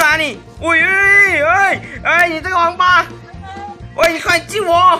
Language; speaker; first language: Chinese; native; Chinese